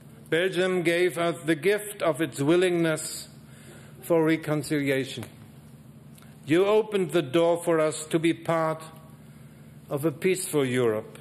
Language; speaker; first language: English; non-native, fluent; German